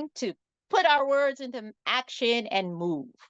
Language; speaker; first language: English; native; English